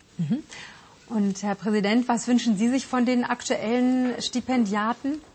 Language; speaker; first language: German; native; German